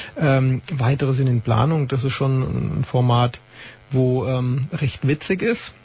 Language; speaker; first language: German; native; German